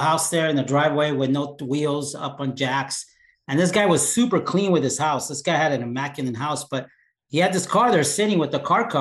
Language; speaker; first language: English; native; English